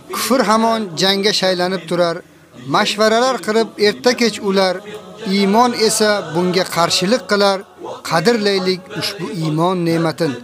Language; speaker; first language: Uzbek; native; Uzbek